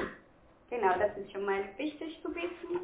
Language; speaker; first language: German; non-native, fluent; Spanish